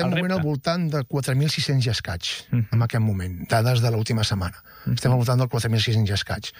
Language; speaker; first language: Catalan; native; Catalan